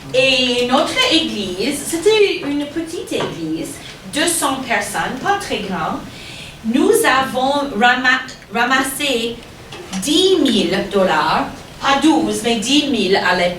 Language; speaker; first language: French; non-native, fluent; English